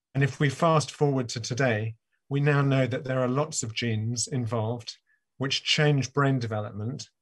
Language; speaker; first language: English; native; English